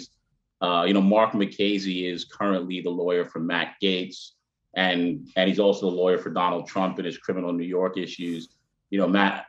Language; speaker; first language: English; native; English